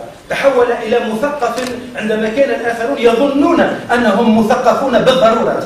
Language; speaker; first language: Arabic; native; Arabic